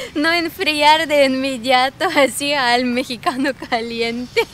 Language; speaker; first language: Spanish; non-native, fluent; Ukrainian